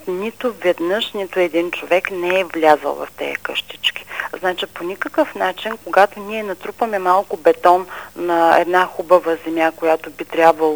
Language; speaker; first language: Bulgarian; native; Bulgarian